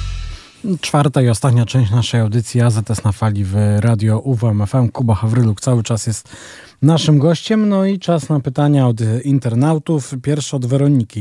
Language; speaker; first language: Polish; native; Polish